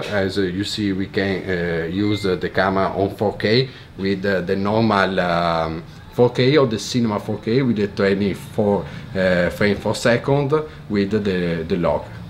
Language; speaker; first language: English; non-native, fluent; Italian